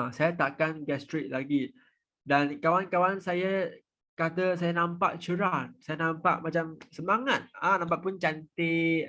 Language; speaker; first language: Malay; non-native, fluent; Vietnamese